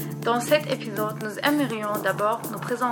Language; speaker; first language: French; non-native, learner; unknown